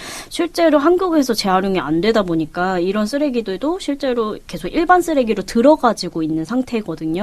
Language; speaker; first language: Korean; native; Korean